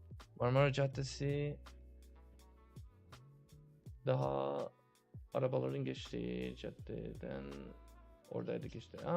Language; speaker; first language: Turkish; early bilingual, heritage; Turkish